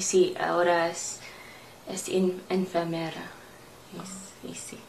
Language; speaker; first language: Spanish; non-native, learner; English